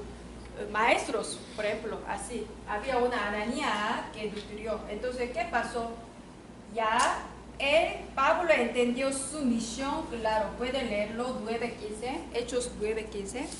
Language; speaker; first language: Spanish; non-native, learner; Korean